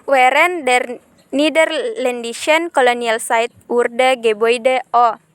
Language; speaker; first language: German; non-native, learner; Indonesian